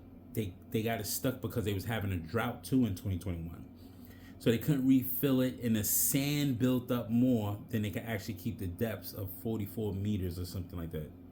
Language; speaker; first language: English; native; English